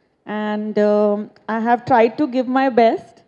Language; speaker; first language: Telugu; non-native, learner; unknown